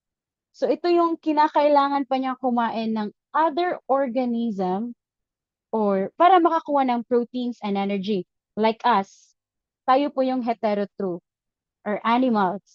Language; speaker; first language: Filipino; native; Filipino